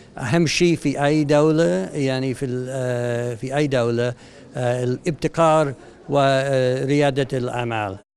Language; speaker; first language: Arabic; non-native, learner; English